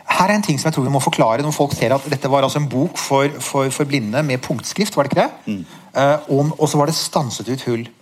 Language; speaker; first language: Norwegian; native; Norwegian